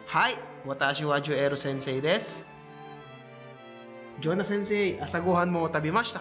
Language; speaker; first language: Japanese; non-native, fluent; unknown